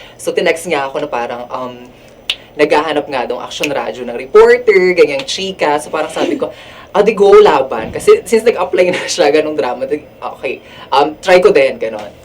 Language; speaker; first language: Filipino; non-native, local second language; Iloko